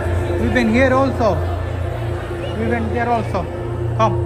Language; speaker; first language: English; non-native, local second language; Hindi